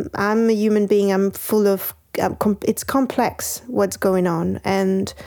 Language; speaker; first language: English; non-native, fluent; French